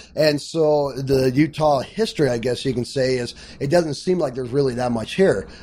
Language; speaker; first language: English; native; English